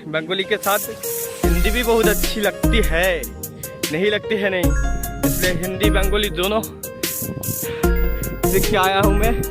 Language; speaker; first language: Hindi; non-native, local second language; Bangla